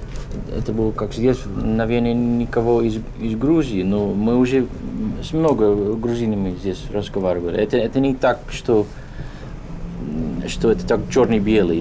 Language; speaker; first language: Russian; non-native, fluent; Dutch